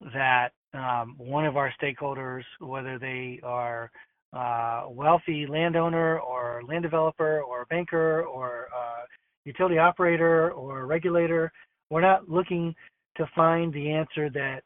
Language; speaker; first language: English; native; English